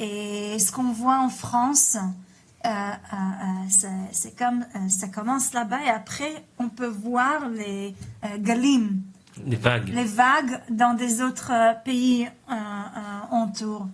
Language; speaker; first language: French; early bilingual, heritage; Hebrew